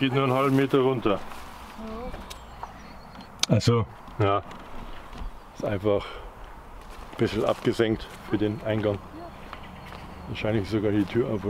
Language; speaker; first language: German; native; German